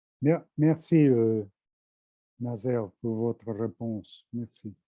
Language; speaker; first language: French; non-native, fluent; Spanish